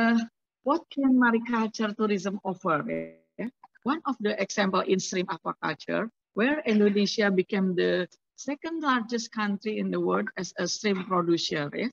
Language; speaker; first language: English; non-native, learner; Indonesian